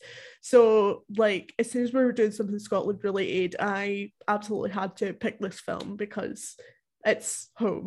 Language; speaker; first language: English; native; English